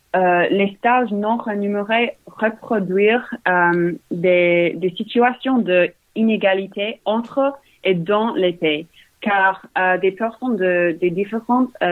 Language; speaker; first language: French; non-native, learner; English